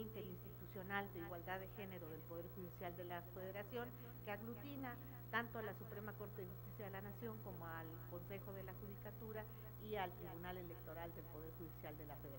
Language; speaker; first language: Spanish; native; Spanish